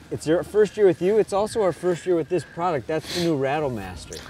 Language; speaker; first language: English; native; English